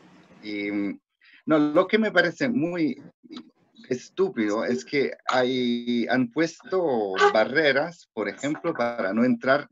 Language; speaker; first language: Spanish; non-native, fluent; Italian